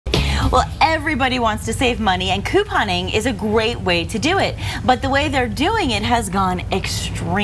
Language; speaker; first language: English; native; English